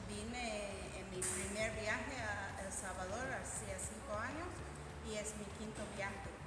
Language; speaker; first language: Spanish; non-native, fluent; English